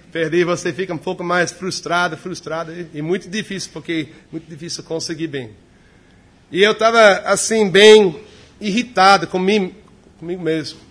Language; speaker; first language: Portuguese; non-native, fluent; English